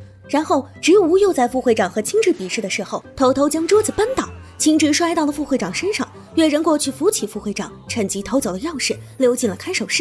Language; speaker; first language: Chinese; native; Chinese